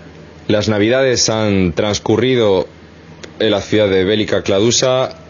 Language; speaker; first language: Spanish; native; Spanish